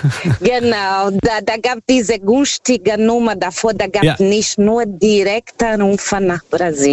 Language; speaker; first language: German; non-native, learner; Portuguese